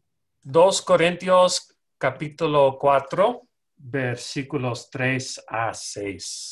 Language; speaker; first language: Spanish; non-native, fluent; English